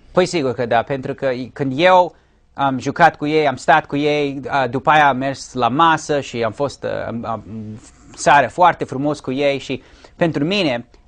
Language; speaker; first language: Romanian; early bilingual, heritage; English